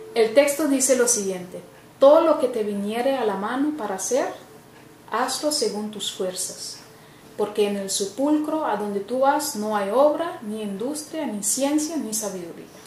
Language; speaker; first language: Spanish; non-native, fluent; Papiamento